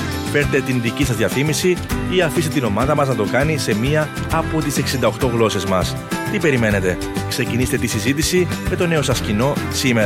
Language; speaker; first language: Greek; native; Greek